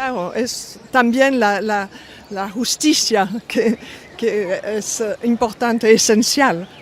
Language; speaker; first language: Spanish; non-native, fluent; French